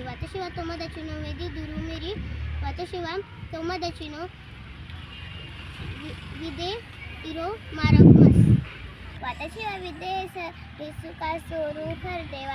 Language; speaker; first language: Japanese; non-native, learner; Marathi